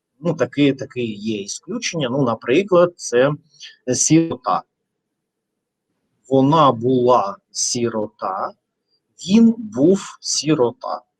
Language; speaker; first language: Ukrainian; non-native, fluent; Russian